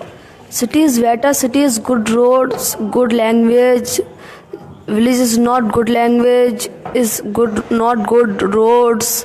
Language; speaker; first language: English; non-native, local second language; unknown